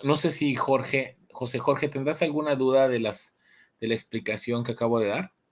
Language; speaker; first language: Spanish; native; Spanish